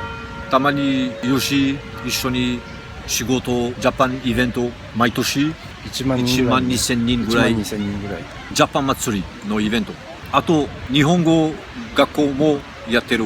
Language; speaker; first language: Japanese; non-native, learner; French